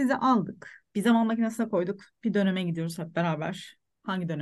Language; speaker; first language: Turkish; native; Turkish